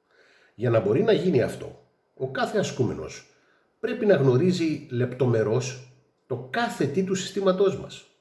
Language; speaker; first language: Greek; native; Greek